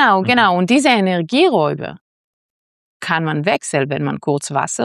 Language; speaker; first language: German; non-native, fluent; Hebrew